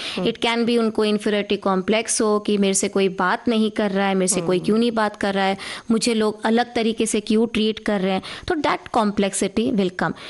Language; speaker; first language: Hindi; native; Hindi